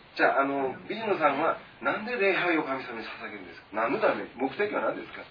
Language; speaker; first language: Japanese; non-native, fluent; Korean